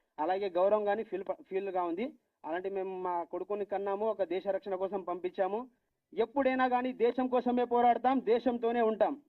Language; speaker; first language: Telugu; non-native, local second language; Lambadi